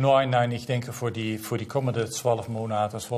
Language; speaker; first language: German; non-native, learner; Dutch